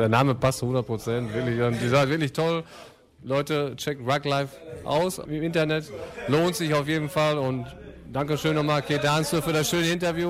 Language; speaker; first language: German; native; German